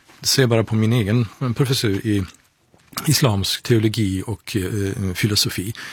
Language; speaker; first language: Swedish; non-native, fluent; Persian